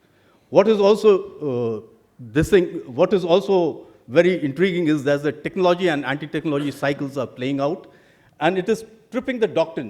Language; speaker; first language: English; non-native, local second language; Hindi